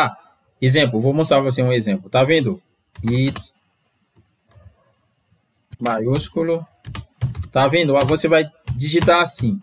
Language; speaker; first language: Portuguese; non-native, fluent; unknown